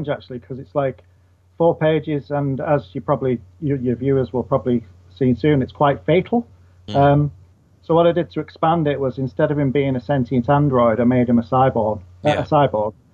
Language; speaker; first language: English; native; English